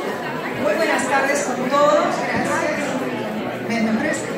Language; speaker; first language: Spanish; native; Spanish